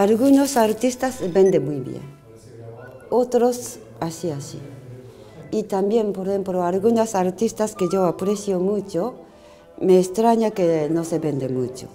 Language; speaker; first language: Spanish; non-native, learner; Japanese